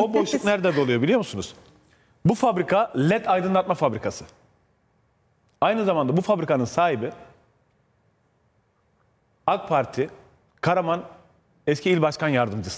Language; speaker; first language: Turkish; native; Turkish